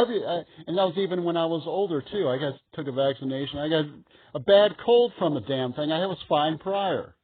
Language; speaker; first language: English; native; English